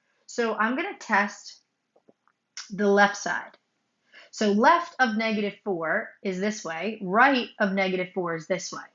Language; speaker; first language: English; native; English